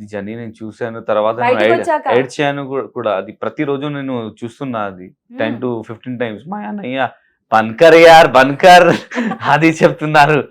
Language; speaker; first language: Telugu; non-native, learner; Hindi